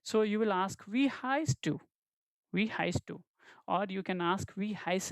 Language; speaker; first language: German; non-native, fluent; Hindi